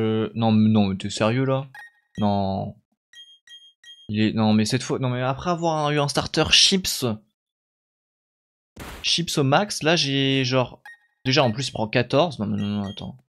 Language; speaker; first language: French; native; French